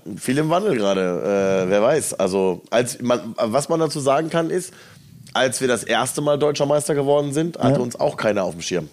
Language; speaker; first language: German; native; German